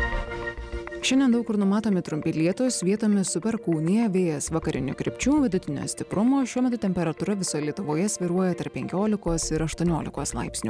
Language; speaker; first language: Lithuanian; native; Lithuanian